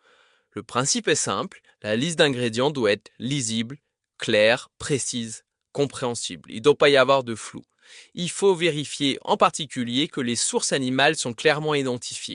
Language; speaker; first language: French; native; French